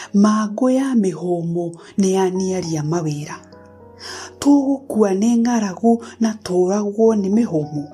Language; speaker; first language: English; non-native, local second language; Kikuyu